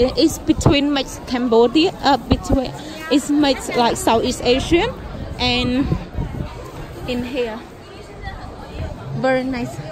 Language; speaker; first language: English; non-native, fluent; Khmer